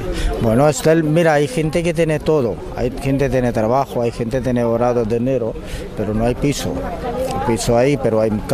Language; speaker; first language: Spanish; non-native, learner; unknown